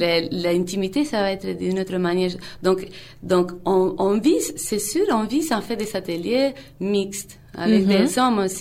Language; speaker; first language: French; non-native, fluent; Spanish